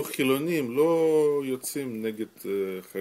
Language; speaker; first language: Hebrew; non-native, fluent; Russian